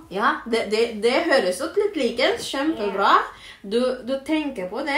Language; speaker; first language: Norwegian; non-native, learner; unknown